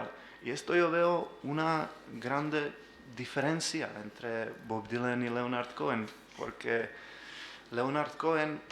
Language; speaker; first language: Spanish; non-native, learner; Czech